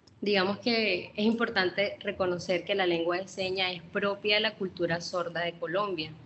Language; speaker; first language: Spanish; non-native, local second language; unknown